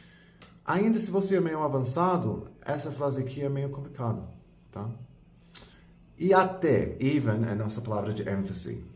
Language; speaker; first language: Portuguese; non-native, fluent; English